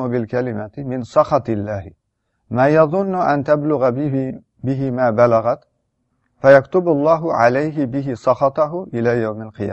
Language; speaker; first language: Uzbek; native; Uzbek